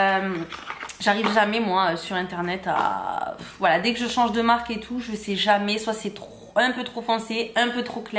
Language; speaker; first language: French; native; French